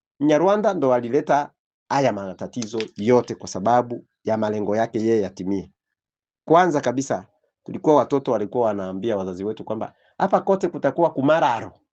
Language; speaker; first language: Swahili; native; Swahili